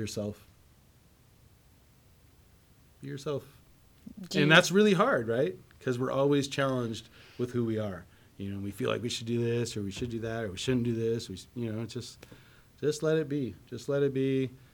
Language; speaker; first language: English; native; English